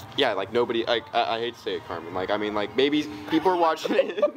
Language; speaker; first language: English; native; English